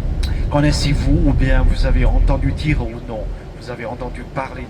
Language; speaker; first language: French; non-native, fluent; Chinese